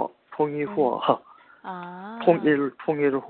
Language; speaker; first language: Chinese; non-native, learner; Korean